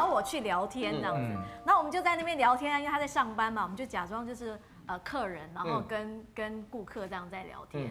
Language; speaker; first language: Chinese; native; Chinese